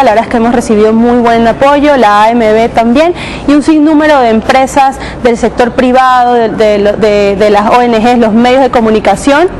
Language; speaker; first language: Spanish; native; Spanish